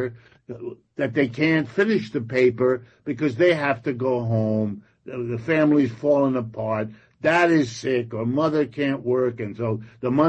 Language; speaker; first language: English; non-native, local second language; French